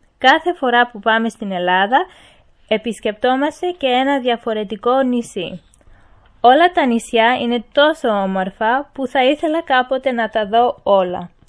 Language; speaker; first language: Greek; early bilingual, heritage; Greek